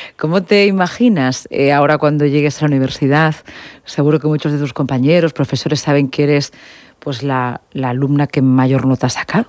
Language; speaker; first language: Spanish; native; Spanish